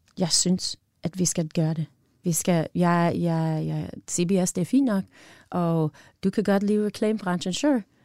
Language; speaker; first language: Danish; non-native, learner; English